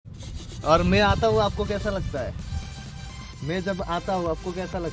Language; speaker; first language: Hindi; non-native, local second language; Assamese